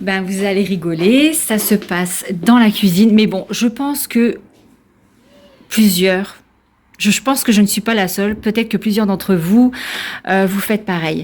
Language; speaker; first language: French; native; French